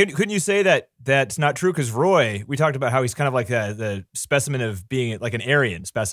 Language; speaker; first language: English; native; English